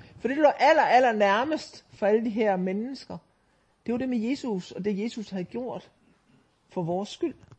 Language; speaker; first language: Danish; native; Danish